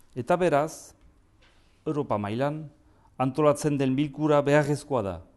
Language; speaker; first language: Basque; native; Basque